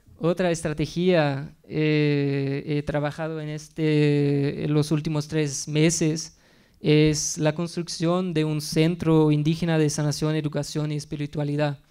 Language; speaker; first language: Spanish; non-native, fluent; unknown